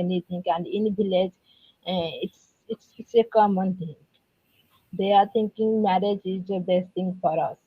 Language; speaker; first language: English; non-native, learner; Odia